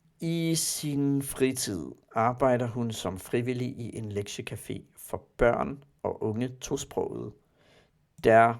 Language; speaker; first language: Danish; non-native, learner; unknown